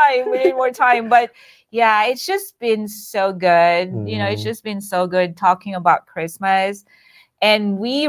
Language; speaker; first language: English; non-native, local second language; Iloko